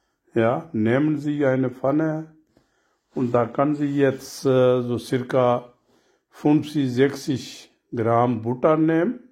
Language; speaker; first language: German; non-native, learner; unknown